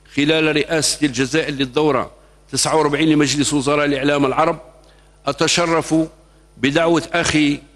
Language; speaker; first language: Arabic; native; Arabic